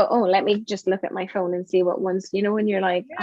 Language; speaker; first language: English; native; English